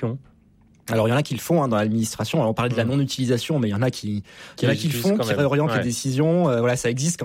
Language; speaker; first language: French; native; French